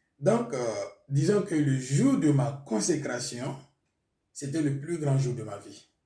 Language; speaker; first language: French; non-native, local second language; Mossi